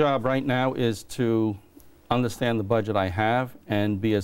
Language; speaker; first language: English; native; English